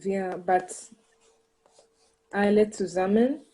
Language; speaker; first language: German; non-native, learner; English